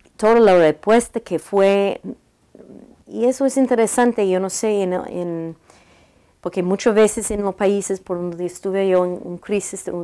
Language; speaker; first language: Spanish; non-native, learner; English